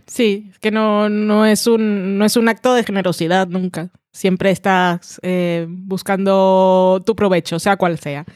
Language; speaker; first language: Spanish; native; Spanish